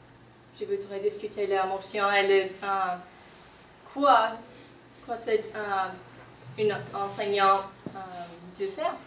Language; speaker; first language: French; non-native, learner; English